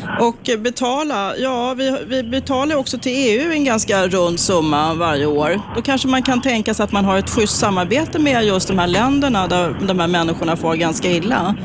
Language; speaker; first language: Swedish; native; Swedish